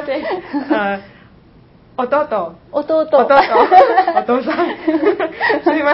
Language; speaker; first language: Japanese; non-native, learner; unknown